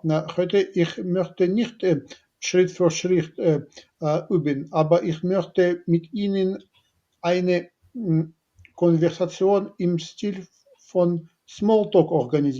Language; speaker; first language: German; non-native, learner; Russian